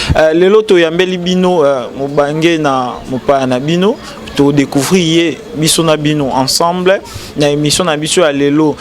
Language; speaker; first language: Lingala; native; Lingala